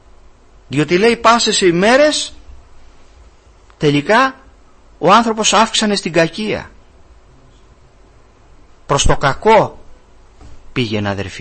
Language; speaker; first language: Greek; native; Greek